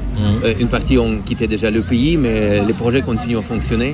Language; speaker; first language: French; non-native, fluent; Russian